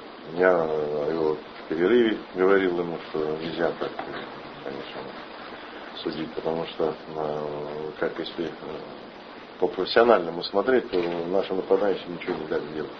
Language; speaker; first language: Russian; native; Russian